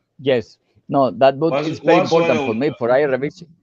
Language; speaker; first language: English; non-native, learner; Spanish